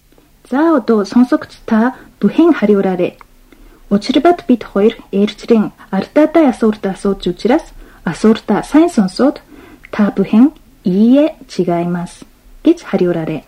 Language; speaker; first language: Mongolian; non-native, fluent; Japanese